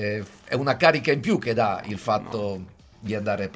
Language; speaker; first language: Italian; native; Italian